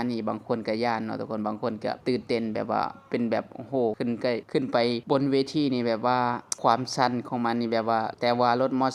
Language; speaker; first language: Thai; non-native, local second language; Northeastern Thai